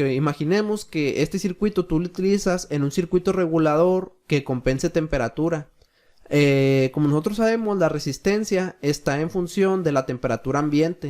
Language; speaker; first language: Spanish; native; Spanish